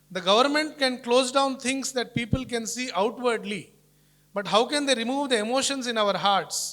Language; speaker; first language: English; non-native, local second language; Telugu